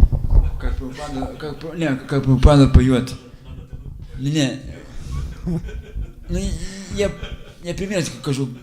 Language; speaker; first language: Russian; non-native, local second language; Lithuanian